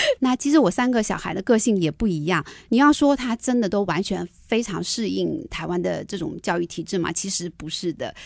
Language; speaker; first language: Chinese; native; Chinese